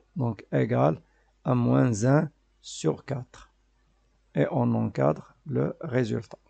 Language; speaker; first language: French; non-native, local second language; Arabic